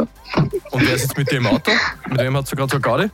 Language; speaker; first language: German; native; German